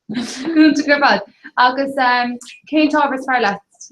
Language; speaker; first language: Irish; non-native, local second language; English